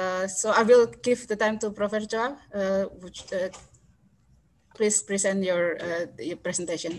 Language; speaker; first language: English; non-native, fluent; Indonesian